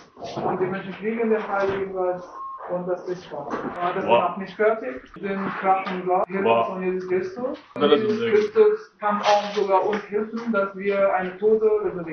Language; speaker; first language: German; non-native, learner; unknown